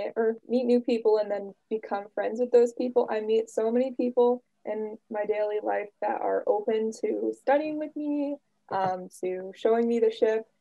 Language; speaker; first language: English; native; English